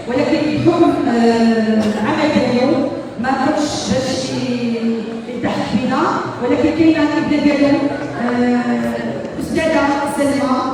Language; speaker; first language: Arabic; native; Arabic